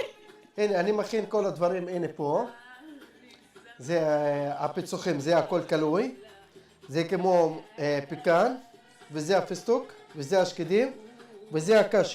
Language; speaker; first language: Hebrew; non-native, local second language; Arabic